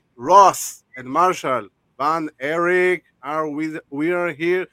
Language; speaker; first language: English; non-native, fluent; Hebrew